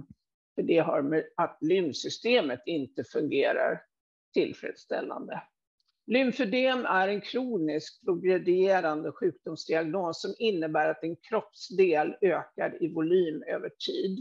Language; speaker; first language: Swedish; native; Swedish